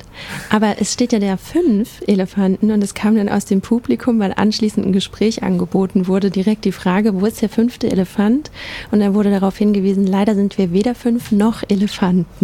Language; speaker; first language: German; native; German